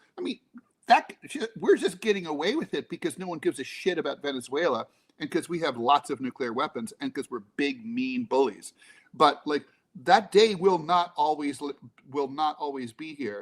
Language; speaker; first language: English; native; English